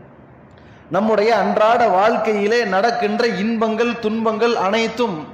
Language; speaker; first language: Tamil; native; Tamil